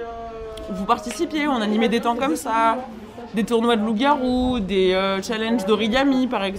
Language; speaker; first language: French; native; French